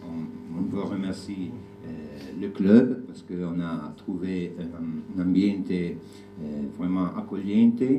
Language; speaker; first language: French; non-native, fluent; Italian